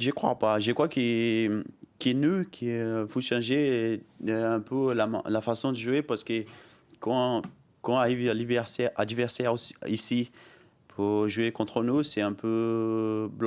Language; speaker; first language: French; non-native, learner; Portuguese